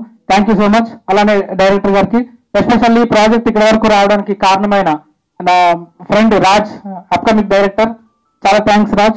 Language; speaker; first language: Telugu; native; Telugu